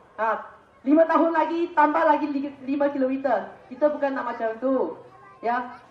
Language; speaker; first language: Malay; non-native, local second language; Chinese